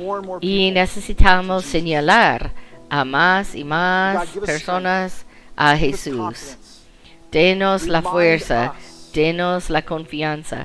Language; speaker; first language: Spanish; non-native, fluent; English